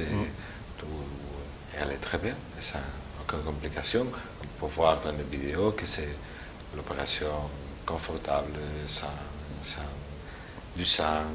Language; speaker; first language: French; non-native, learner; Spanish